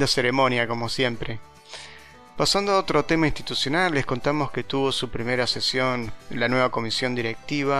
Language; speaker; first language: Spanish; native; Spanish